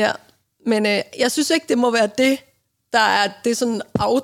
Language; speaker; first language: Danish; native; Danish